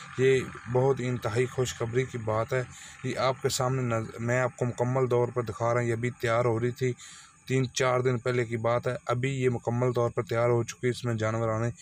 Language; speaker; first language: Urdu; non-native, local second language; Punjabi